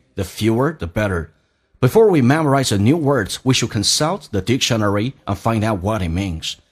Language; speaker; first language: English; non-native, fluent; Chinese